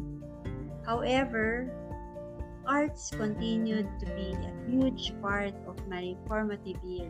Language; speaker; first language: English; non-native, local second language; Iloko